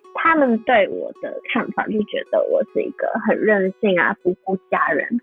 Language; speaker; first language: Chinese; non-native, fluent; Cantonese